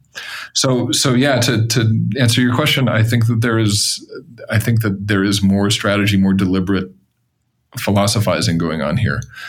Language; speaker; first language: English; native; English